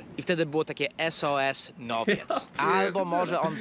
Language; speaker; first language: Polish; non-native, fluent; English